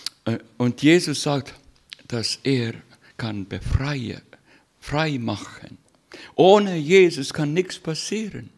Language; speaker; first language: German; non-native, learner; Russian